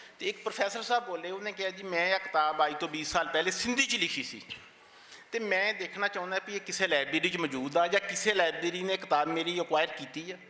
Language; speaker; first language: Punjabi; native; Punjabi